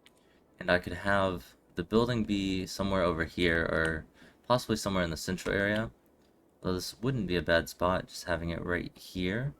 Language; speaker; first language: English; native; English